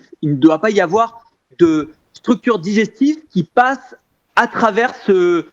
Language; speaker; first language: French; native; French